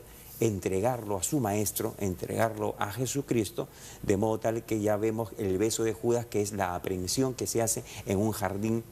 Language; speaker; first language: Spanish; native; Spanish